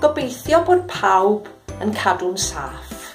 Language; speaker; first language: Welsh; non-native, local second language; English